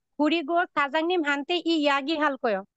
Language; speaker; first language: Korean; non-native, learner; Bangla